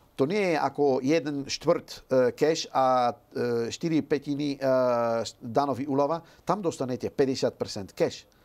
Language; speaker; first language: Slovak; non-native, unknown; Dutch